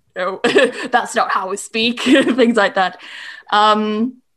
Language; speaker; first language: English; native; English